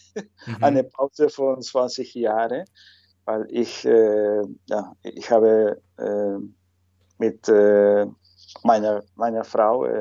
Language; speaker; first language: German; non-native, fluent; Spanish